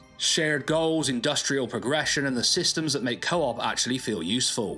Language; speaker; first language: English; native; English